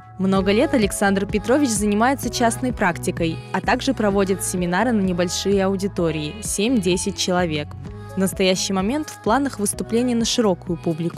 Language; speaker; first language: Russian; native; Russian